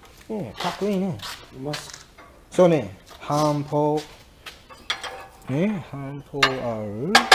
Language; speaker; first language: Japanese; non-native, learner; English